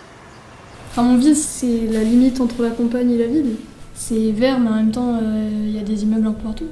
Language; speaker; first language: French; native; French